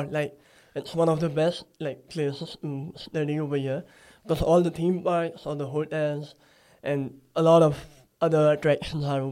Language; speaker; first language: English; non-native, local second language; Gujarati